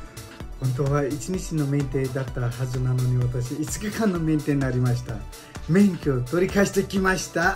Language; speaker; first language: Japanese; non-native, fluent; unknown